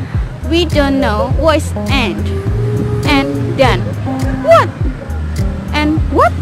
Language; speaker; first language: English; non-native, learner; Indonesian